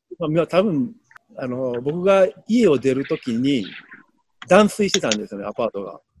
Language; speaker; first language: Japanese; native; Japanese